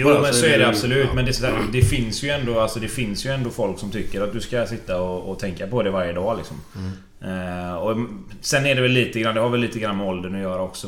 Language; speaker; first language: Swedish; native; Swedish